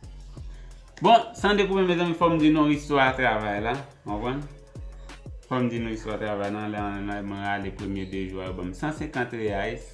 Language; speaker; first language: French; non-native, local second language; Haitian Creole